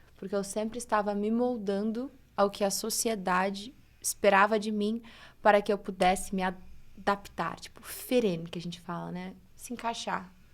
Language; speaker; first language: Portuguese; early bilingual, heritage; English